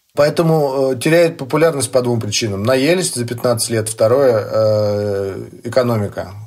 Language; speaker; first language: Russian; native; Russian